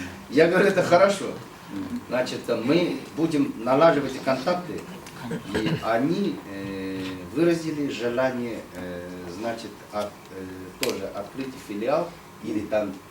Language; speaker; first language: Russian; non-native, fluent; Chinese